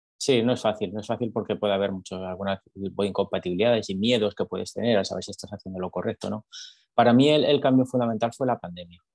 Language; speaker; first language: Spanish; native; Spanish